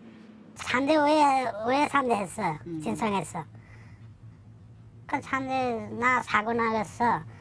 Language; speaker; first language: Korean; non-native, learner; Bangla